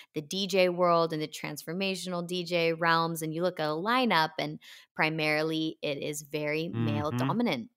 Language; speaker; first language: English; native; English